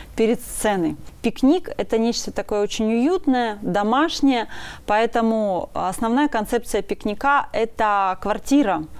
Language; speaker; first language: Russian; native; Russian